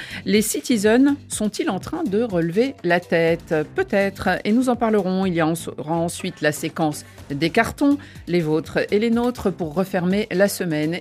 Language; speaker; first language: French; native; French